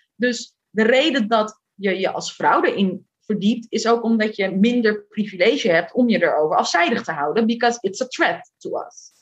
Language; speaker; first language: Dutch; early bilingual, other home language; Turkish